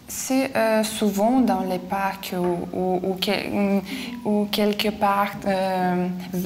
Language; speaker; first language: French; non-native, fluent; Lithuanian